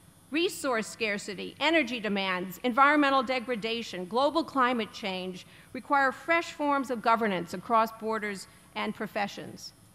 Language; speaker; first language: English; native; English